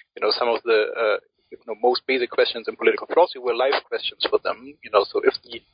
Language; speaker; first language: English; early bilingual, other home language; German